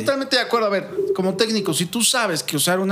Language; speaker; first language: Spanish; native; Spanish